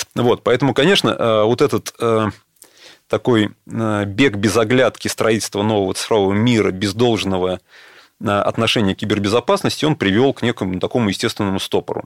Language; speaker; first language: Russian; native; Russian